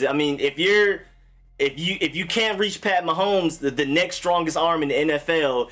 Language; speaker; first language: English; native; English